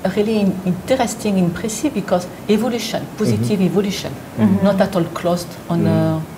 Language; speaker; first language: English; non-native, learner; French